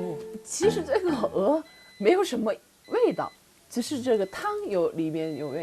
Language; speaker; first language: Chinese; non-native, learner; Korean